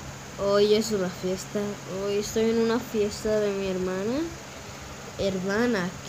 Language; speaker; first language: Spanish; early bilingual, heritage; English